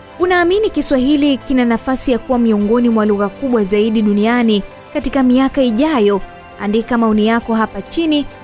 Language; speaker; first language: Swahili; native; Swahili